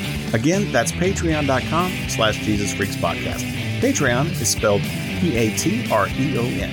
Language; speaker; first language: English; native; English